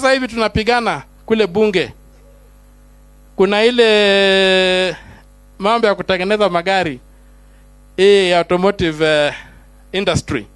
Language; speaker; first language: Swahili; non-native, local second language; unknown